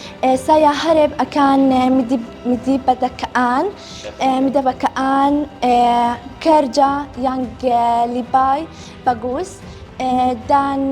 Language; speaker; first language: Indonesian; non-native, learner; Arabic